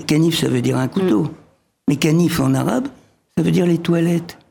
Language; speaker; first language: French; early bilingual, other home language; Arabic